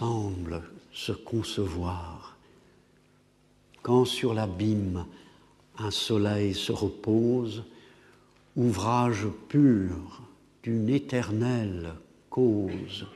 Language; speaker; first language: French; non-native, fluent; English